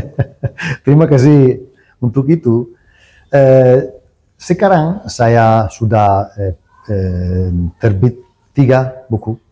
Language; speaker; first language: Indonesian; non-native, learner; Italian